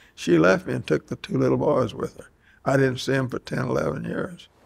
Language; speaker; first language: English; native; English